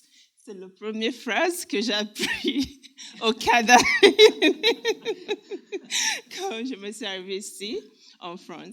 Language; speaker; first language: French; non-native, learner; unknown